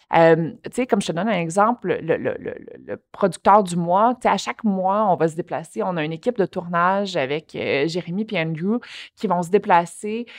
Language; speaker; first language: French; native; French